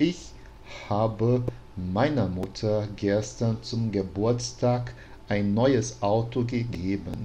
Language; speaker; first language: German; non-native, fluent; Portuguese